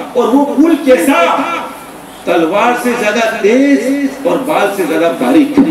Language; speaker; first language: Hindi; non-native, local second language; Gujarati